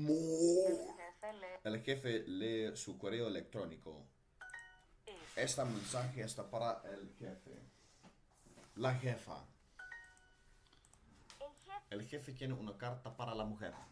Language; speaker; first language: Spanish; non-native, learner; Dutch